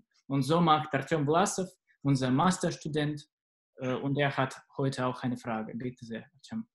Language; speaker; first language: German; non-native, fluent; Russian